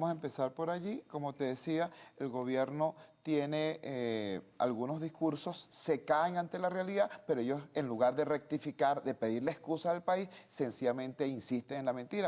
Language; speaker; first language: Spanish; native; Spanish